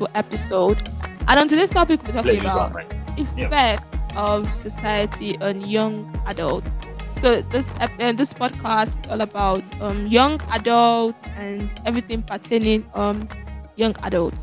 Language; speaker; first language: English; non-native, local second language; Yoruba